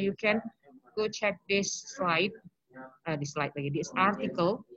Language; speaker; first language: English; non-native, local second language; Indonesian